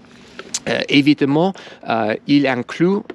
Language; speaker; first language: French; non-native, learner; English